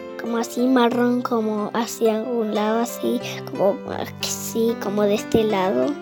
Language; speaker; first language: Spanish; early bilingual, heritage; Spanish